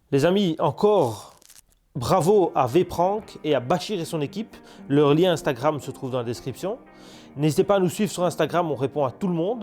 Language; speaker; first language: French; native; French